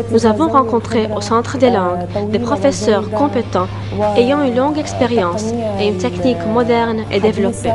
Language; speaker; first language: French; non-native, local second language; Arabic